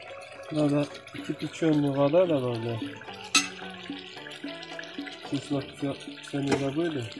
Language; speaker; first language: Russian; non-native, learner; Uzbek